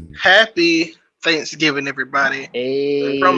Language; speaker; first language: English; native; English